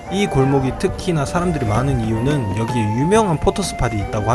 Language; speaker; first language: Korean; native; Korean